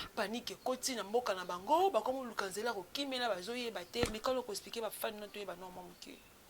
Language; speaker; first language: Lingala; native; Lingala